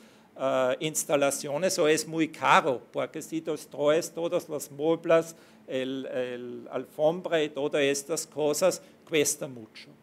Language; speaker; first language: Spanish; non-native, fluent; German